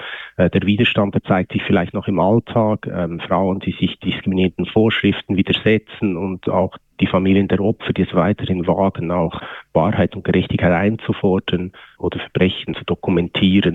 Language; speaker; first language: German; native; German